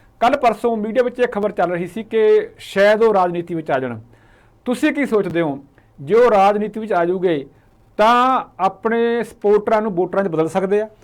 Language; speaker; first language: Punjabi; native; Punjabi